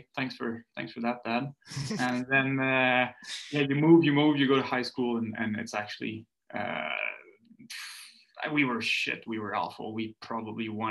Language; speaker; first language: English; non-native, fluent; French